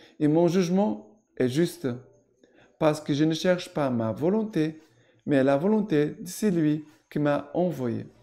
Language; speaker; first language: French; non-native, fluent; Portuguese